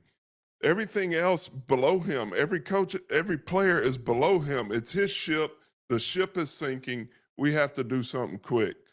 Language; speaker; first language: English; native; English